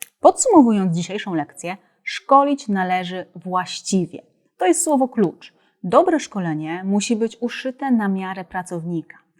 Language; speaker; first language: Polish; native; Polish